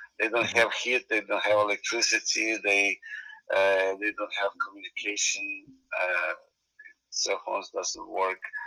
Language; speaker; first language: English; non-native, fluent; Ukrainian